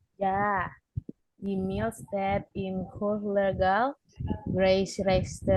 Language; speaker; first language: German; non-native, learner; Indonesian